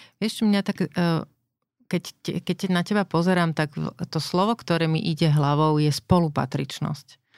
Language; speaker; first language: Slovak; native; Slovak